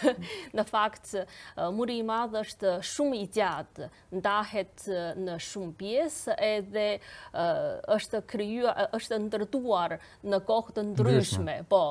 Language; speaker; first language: Albanian; non-native, fluent; Chinese